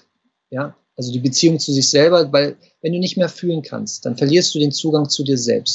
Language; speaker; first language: German; native; German